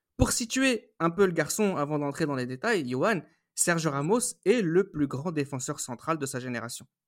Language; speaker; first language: French; native; French